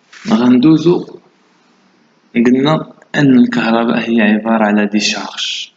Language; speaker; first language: Arabic; native; Arabic